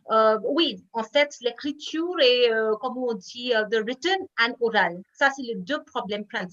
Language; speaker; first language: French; non-native, fluent; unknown